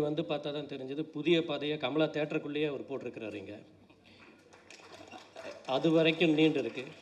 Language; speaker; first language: Tamil; native; Tamil